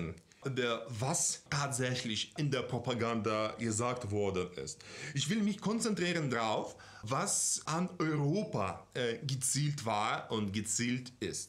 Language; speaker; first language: German; non-native, fluent; Russian